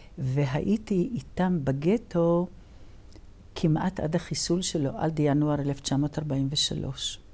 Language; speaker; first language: Hebrew; early bilingual, other home language; Polish